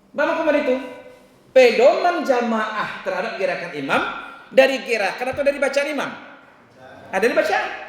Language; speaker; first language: Malay; non-native, local second language; Minangkabau